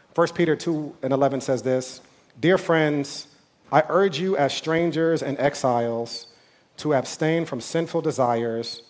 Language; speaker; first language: English; native; English